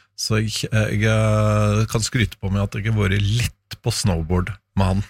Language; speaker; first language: Norwegian; native; Norwegian